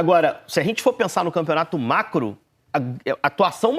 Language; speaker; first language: Portuguese; native; Portuguese